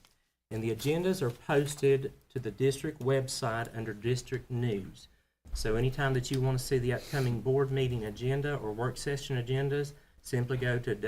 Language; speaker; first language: English; native; English